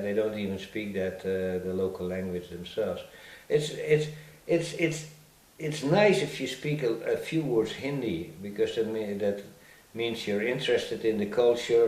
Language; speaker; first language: English; non-native, fluent; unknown